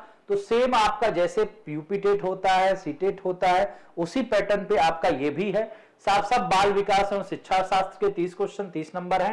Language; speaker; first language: Hindi; native; Hindi